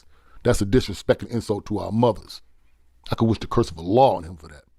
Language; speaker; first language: English; native; English